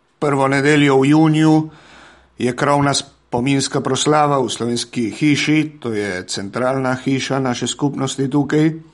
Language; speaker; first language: Slovenian; early bilingual, heritage; Slovenian